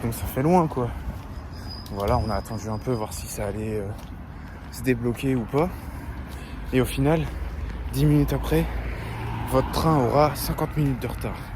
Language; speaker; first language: French; native; French